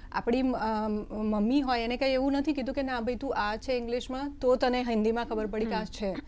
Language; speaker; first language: Gujarati; native; Gujarati